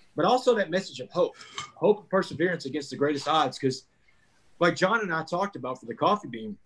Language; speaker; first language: English; native; English